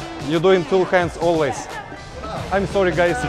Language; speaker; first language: English; non-native, learner; Russian